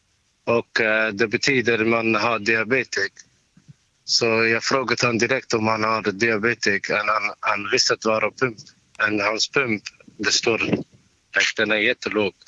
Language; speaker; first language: Swedish; non-native, learner; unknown